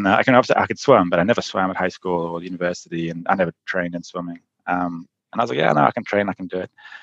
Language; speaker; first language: English; native; English